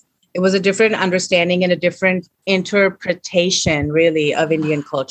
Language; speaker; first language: English; non-native, local second language; Hindi